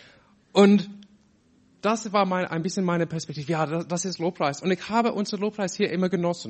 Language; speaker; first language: German; non-native, fluent; English